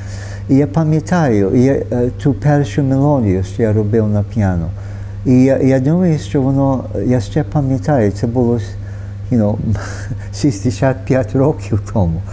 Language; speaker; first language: Ukrainian; early bilingual, heritage; Ukrainian